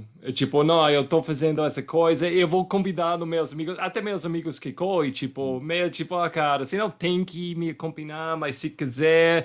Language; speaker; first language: Portuguese; non-native, fluent; English